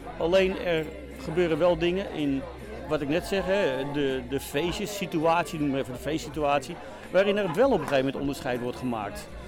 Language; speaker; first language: Dutch; native; Dutch